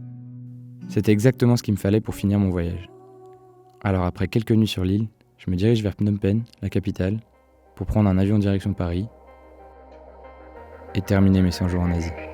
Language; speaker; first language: French; native; French